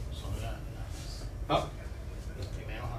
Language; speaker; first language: Spanish; native; Spanish